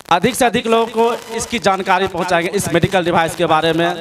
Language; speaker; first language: Hindi; native; Hindi